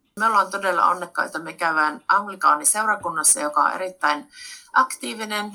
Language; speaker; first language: Finnish; native; Finnish